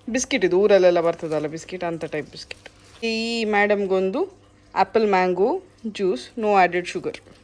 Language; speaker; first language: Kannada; native; Kannada